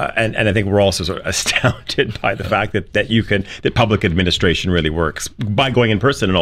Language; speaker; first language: English; native; English